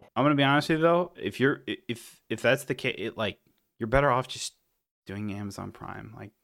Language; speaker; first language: English; native; English